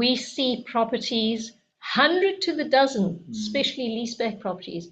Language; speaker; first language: English; native; English